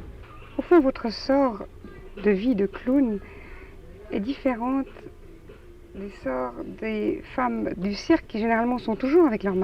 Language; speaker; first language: French; native; French